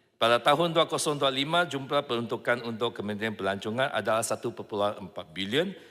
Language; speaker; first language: Malay; non-native, local second language; Chinese